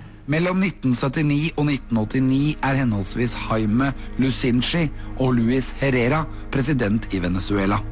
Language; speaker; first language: Norwegian; native; Norwegian